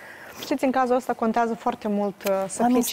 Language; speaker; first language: Romanian; native; Romanian